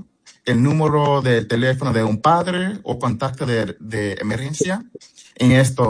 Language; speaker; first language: Spanish; early bilingual, heritage; English